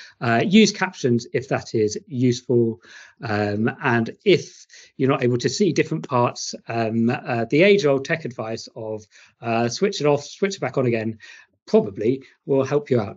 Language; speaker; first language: English; native; English